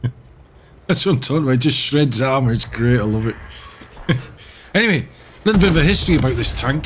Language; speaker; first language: English; native; English